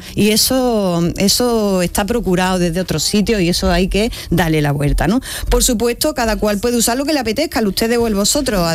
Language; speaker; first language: Spanish; native; Spanish